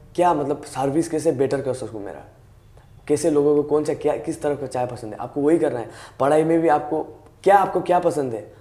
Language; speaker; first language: Hindi; native; Hindi